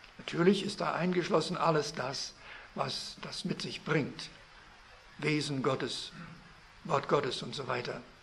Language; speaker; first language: German; early bilingual, heritage; German